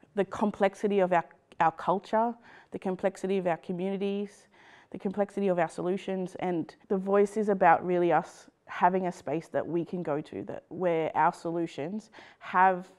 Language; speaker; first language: English; native; English